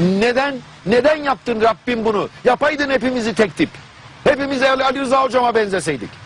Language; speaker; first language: Turkish; non-native, fluent; German